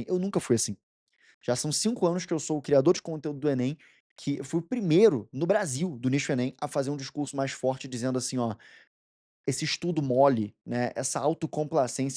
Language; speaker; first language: Portuguese; native; Portuguese